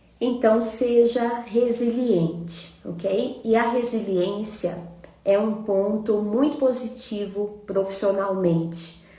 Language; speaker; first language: Portuguese; native; Portuguese